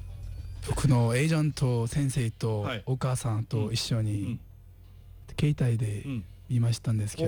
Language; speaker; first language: Japanese; non-native, learner; Korean